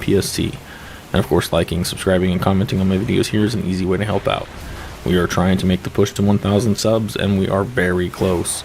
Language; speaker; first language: English; native; English